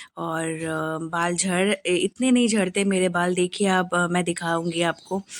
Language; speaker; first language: Hindi; non-native, local second language; Bangla